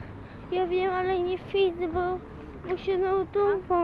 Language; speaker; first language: Polish; early bilingual, heritage; Polish